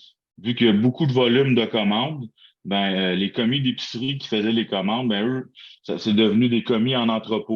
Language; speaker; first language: French; native; French